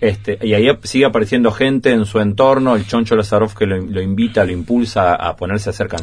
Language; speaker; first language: Spanish; native; Spanish